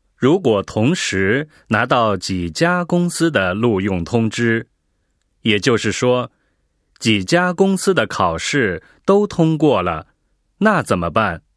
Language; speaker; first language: Chinese; native; Chinese